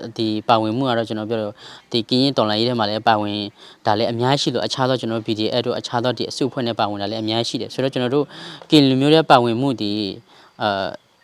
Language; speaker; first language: Burmese; non-native, local second language; S'gaw Karen